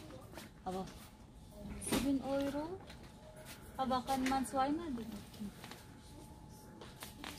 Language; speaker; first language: German; non-native, learner; Filipino